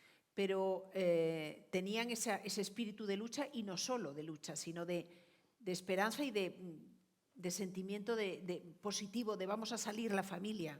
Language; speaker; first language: Spanish; native; Spanish